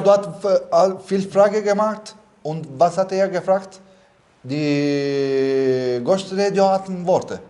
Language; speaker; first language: German; non-native, learner; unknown